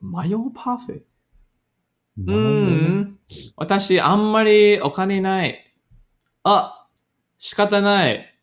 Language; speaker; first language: Japanese; non-native, learner; English